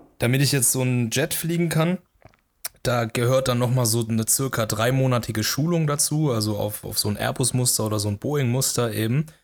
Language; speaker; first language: German; early bilingual, other home language; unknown